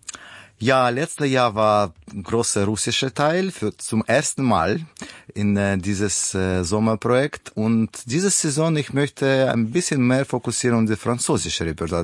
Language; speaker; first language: German; non-native, learner; Russian